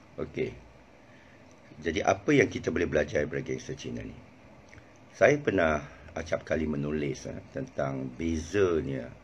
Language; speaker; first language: Malay; non-native, local second language; Chinese